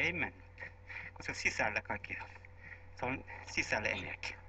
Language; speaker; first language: Finnish; non-native, learner; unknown